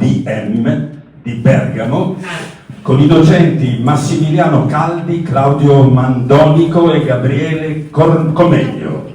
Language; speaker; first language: Italian; native; Italian